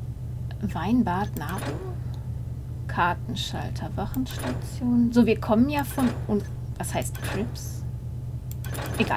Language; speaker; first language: German; native; German